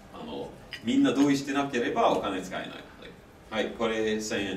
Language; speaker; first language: Japanese; non-native, fluent; English